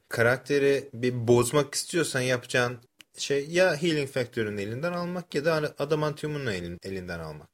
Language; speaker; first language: Turkish; early bilingual, other home language; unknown